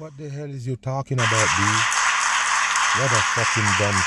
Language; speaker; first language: English; native; English